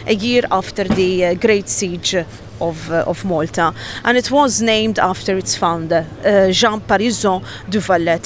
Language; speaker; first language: English; non-native, fluent; Maltese